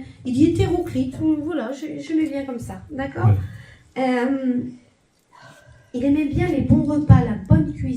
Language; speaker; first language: French; native; French